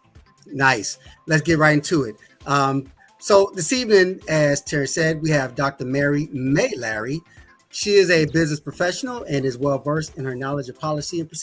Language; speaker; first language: English; native; English